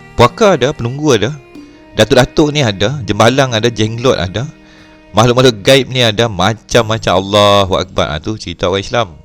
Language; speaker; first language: Malay; native; Malay